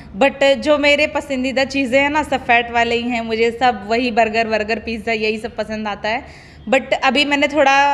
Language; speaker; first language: Hindi; non-native, local second language; Awadhi